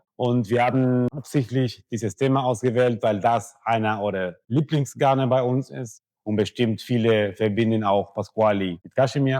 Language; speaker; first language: German; non-native, fluent; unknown